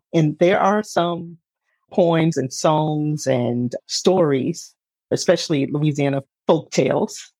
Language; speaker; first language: English; native; English